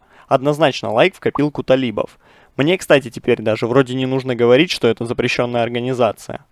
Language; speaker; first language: Russian; native; Russian